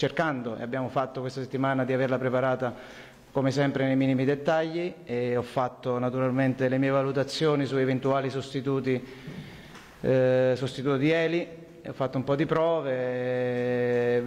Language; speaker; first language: Italian; native; Italian